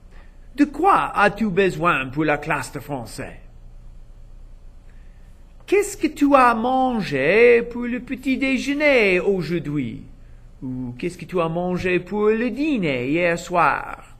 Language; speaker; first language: French; non-native, fluent; English